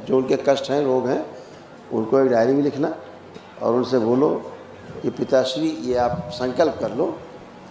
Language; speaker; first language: Hindi; native; Hindi